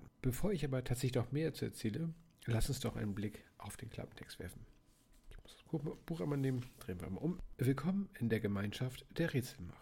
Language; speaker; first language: German; native; German